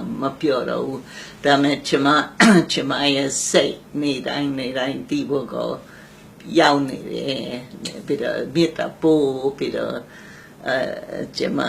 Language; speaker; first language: Burmese; non-native, learner; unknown